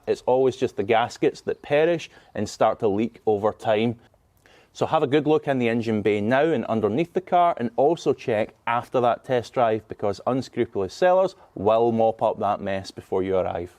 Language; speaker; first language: English; native; English